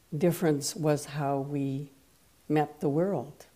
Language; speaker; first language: English; non-native, fluent; French